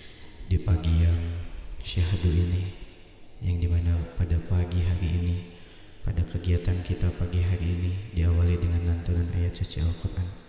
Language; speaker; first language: Indonesian; native; Indonesian